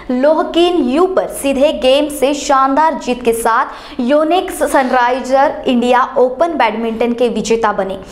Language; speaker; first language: Hindi; non-native, local second language; Marathi